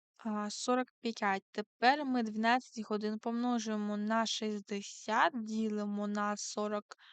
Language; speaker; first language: Ukrainian; non-native, local second language; Russian